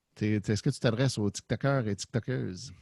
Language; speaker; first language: French; native; French